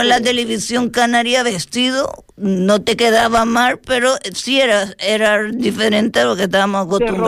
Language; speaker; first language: Spanish; native; Spanish